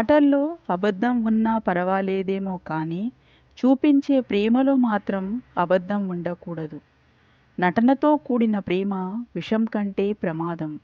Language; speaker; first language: Telugu; native; Telugu